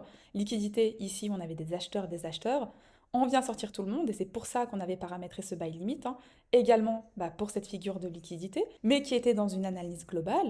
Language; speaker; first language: French; native; French